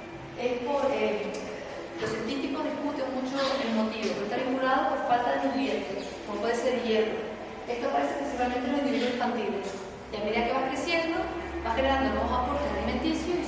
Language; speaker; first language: Spanish; native; Spanish